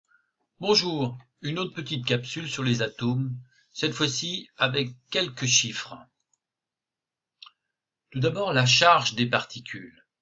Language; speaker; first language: French; native; French